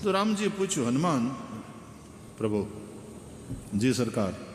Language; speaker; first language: Hindi; non-native, local second language; Gujarati